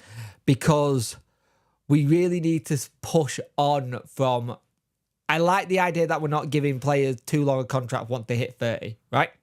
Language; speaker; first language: English; native; English